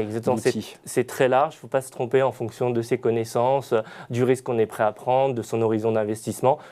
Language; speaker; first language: French; native; French